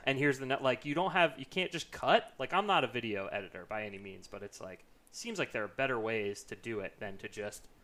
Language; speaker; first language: English; native; English